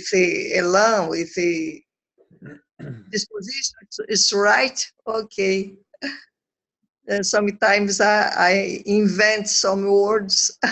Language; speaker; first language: English; non-native, learner; Portuguese